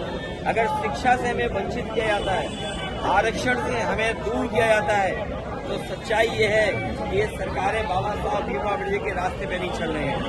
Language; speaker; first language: Hindi; native; Hindi